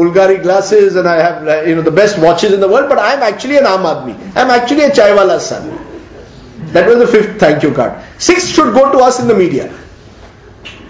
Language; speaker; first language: English; non-native, local second language; Marathi